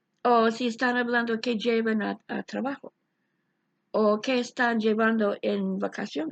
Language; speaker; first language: Spanish; non-native, fluent; English